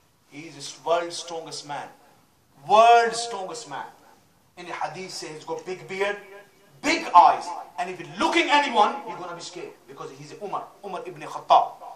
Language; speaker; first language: English; non-native, local second language; Urdu